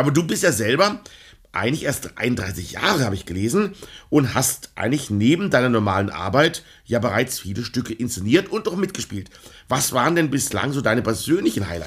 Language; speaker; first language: German; native; German